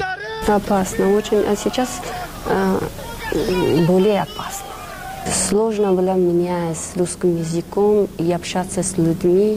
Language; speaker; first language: Russian; non-native, fluent; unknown